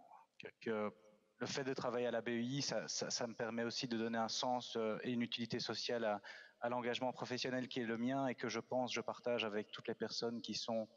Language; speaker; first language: French; native; French